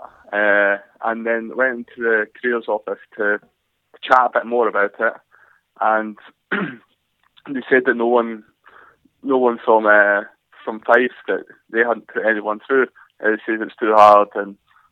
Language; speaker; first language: English; native; English